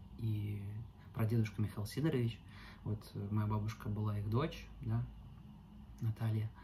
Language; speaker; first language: Russian; native; Russian